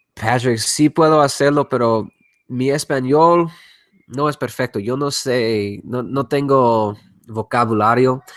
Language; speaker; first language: Spanish; non-native, learner; English